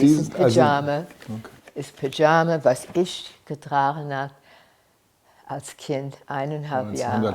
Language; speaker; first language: German; early bilingual, heritage; German